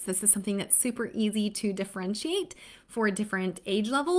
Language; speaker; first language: English; native; English